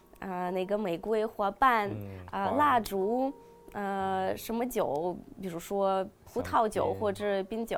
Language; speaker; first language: Chinese; non-native, fluent; Russian